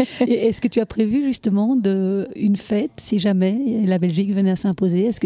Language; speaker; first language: French; native; French